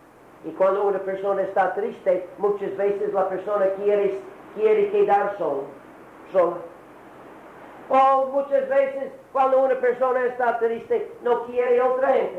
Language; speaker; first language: Spanish; non-native, learner; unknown